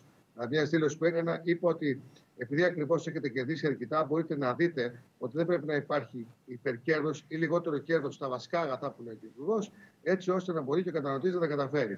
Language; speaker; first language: Greek; native; Greek